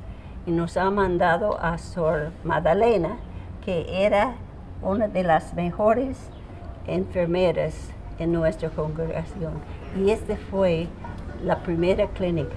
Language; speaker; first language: Spanish; non-native, fluent; English